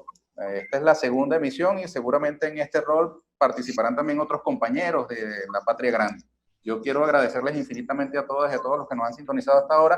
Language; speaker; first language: Spanish; native; Spanish